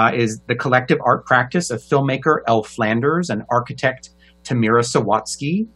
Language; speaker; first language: English; native; English